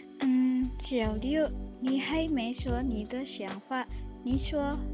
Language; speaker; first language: Chinese; non-native, learner; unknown